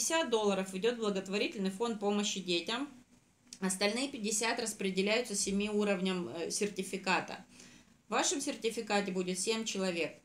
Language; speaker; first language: Russian; native; Russian